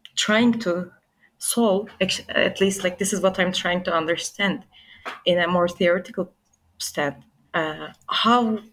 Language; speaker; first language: English; non-native, fluent; Turkish